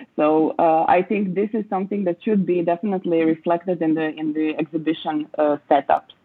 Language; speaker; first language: English; non-native, fluent; Croatian